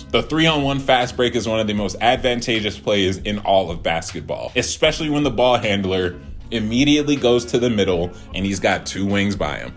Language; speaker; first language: English; native; English